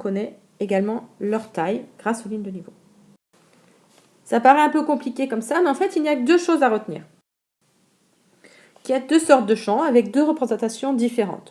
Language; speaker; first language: French; native; French